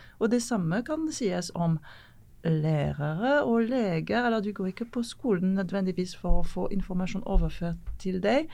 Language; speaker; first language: Norwegian; non-native, fluent; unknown